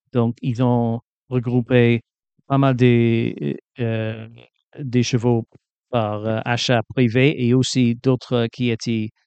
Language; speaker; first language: French; non-native, fluent; English